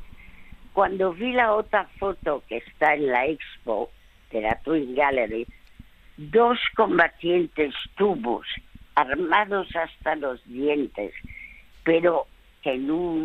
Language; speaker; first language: Spanish; early bilingual, other home language; French